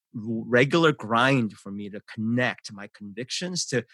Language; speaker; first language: English; early bilingual, other home language; Korean